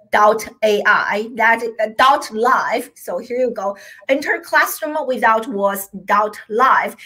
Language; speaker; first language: English; non-native, fluent; Chinese